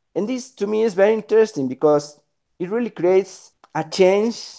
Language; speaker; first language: English; non-native, fluent; Spanish